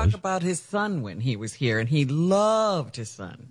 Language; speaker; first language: English; native; English